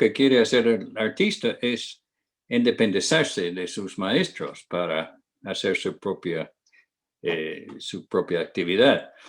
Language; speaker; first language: Spanish; non-native, fluent; English